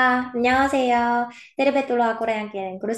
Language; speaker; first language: Finnish; non-native, fluent; Korean